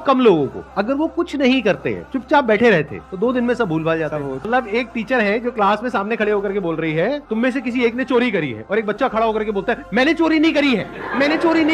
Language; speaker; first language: Hindi; native; Hindi